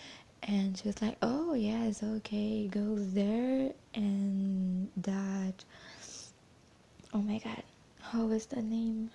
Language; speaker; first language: English; non-native, fluent; Portuguese